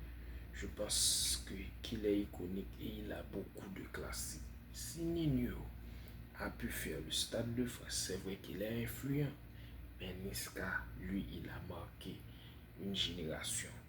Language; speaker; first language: French; non-native, fluent; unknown